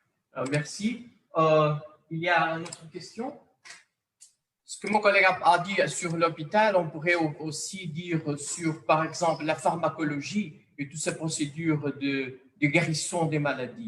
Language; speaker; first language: French; non-native, fluent; Portuguese